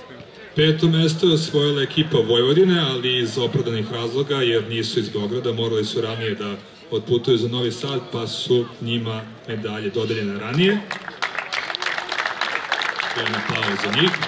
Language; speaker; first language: Croatian; native; Croatian